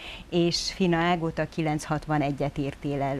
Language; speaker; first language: Hungarian; native; Hungarian